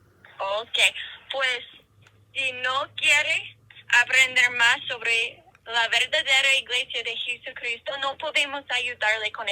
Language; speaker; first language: Spanish; non-native, learner; English